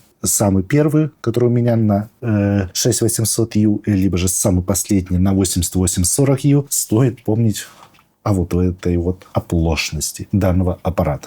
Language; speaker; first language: Russian; native; Russian